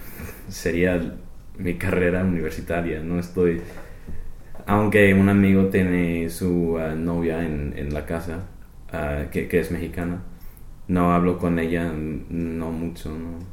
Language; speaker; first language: Spanish; non-native, fluent; English